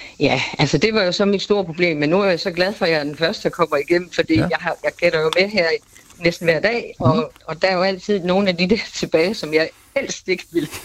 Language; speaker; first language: Danish; native; Danish